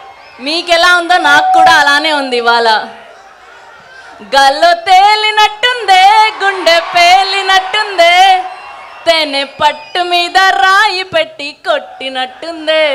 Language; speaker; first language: Telugu; native; Telugu